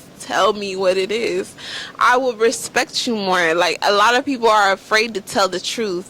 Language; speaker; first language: English; native; English